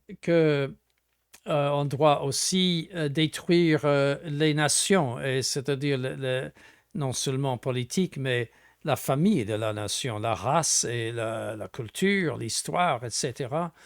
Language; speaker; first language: French; non-native, fluent; English